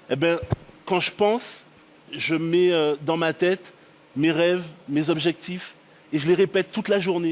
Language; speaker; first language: French; native; French